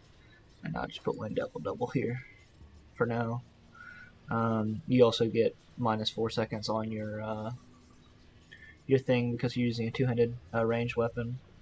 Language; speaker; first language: English; native; English